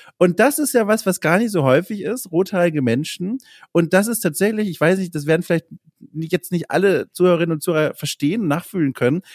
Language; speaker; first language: German; native; German